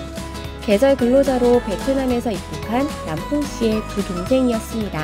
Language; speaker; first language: Korean; native; Korean